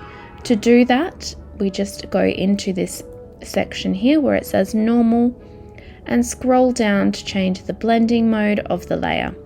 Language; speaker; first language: English; native; English